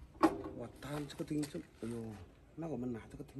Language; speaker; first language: Chinese; native; Chinese